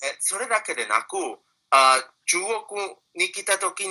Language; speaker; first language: Japanese; non-native, fluent; Spanish